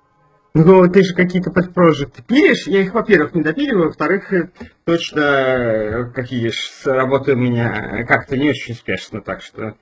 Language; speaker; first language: Russian; native; Russian